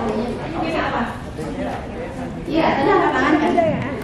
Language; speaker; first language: Indonesian; native; Indonesian